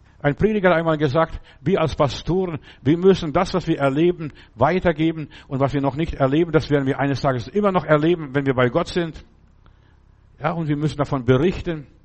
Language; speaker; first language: German; non-native, fluent; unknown